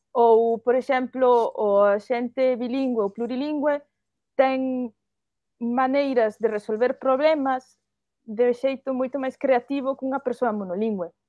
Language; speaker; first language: Galician; early bilingual, heritage; Galician